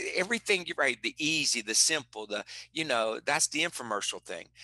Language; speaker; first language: English; native; English